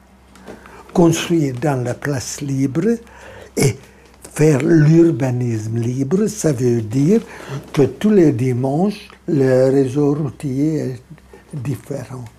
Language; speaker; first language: French; non-native, fluent; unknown